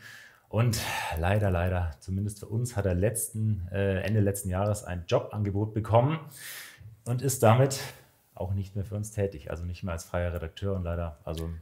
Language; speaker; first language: German; native; German